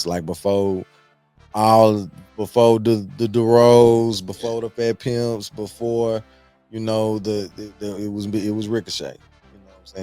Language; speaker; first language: English; native; English